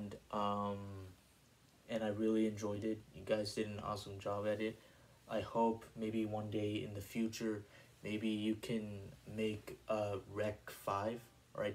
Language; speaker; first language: English; native; English